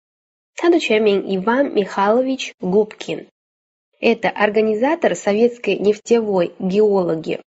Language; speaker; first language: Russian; non-native, fluent; Chinese